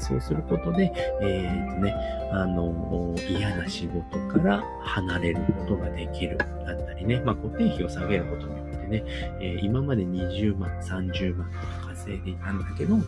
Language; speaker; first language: Japanese; native; Japanese